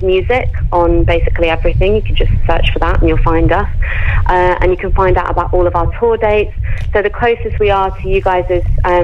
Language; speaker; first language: English; native; English